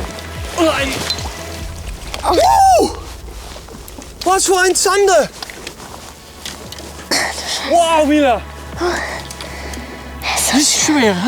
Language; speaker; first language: German; non-native, learner; Dutch